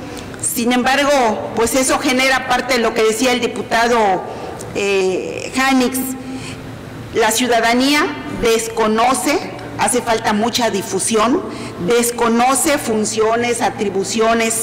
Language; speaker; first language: Spanish; native; Spanish